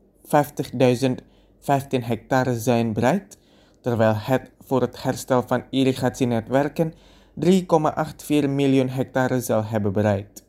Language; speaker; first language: Dutch; non-native, fluent; Indonesian